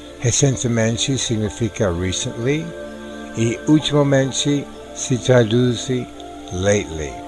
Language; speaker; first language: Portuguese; non-native, fluent; English